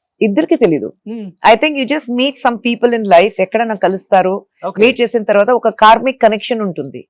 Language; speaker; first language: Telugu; non-native, fluent; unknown